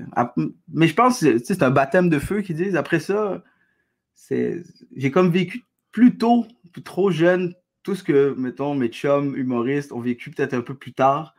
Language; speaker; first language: French; early bilingual, other home language; Arabic